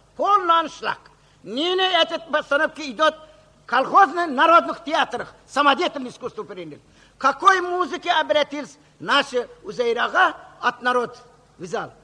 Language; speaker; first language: Russian; non-native, local second language; Uzbek